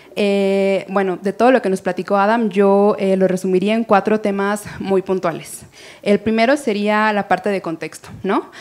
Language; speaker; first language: Spanish; native; Spanish